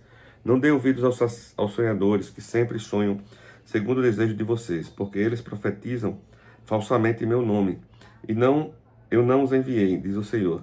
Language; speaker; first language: Portuguese; native; Portuguese